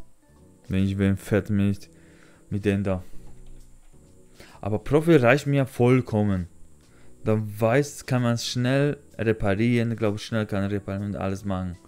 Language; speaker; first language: German; non-native, learner; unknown